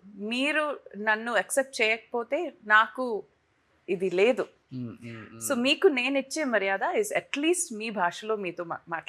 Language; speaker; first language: Telugu; non-native, fluent; Tamil